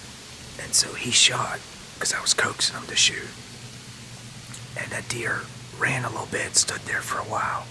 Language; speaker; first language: English; native; English